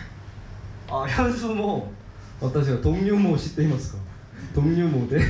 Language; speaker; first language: Japanese; non-native, learner; Korean